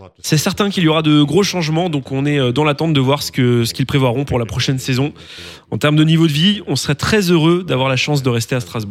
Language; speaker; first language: French; non-native, local second language; English